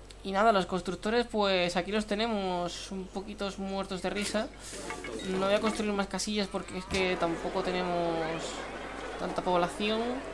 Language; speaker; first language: Spanish; native; Spanish